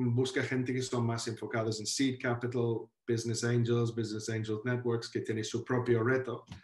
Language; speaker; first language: Spanish; non-native, fluent; Welsh